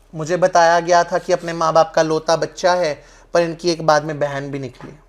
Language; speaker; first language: Hindi; non-native, local second language; Punjabi